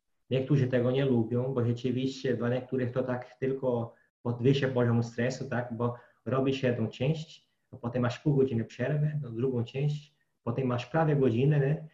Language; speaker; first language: Polish; non-native, fluent; Portuguese